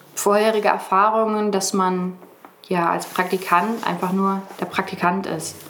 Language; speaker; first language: German; native; German